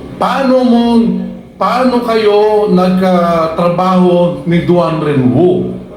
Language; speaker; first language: Filipino; native; Filipino